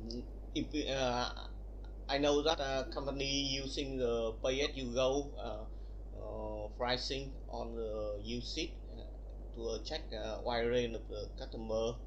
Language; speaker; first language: English; non-native, learner; Vietnamese